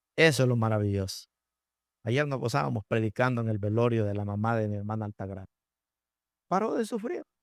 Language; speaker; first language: Spanish; native; Spanish